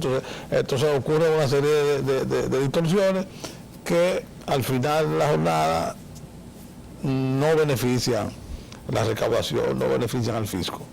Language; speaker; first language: Spanish; native; Spanish